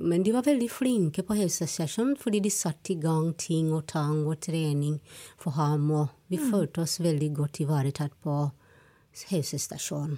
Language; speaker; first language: Norwegian; non-native, fluent; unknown